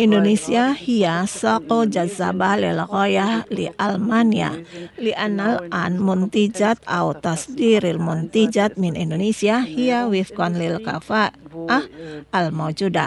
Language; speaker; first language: Arabic; non-native, fluent; Indonesian